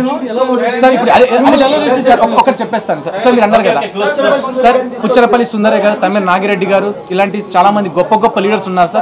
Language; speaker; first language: Telugu; native; Telugu